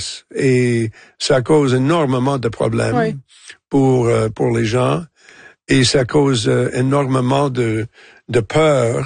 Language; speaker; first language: French; non-native, local second language; English